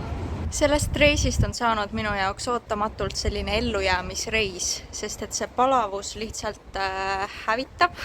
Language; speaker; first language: Estonian; native; Estonian